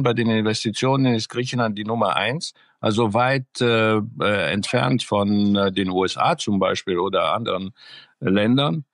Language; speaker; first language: German; early bilingual, other home language; Greek